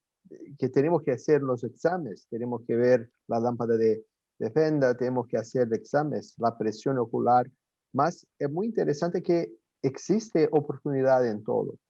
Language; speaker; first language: Spanish; non-native, fluent; Portuguese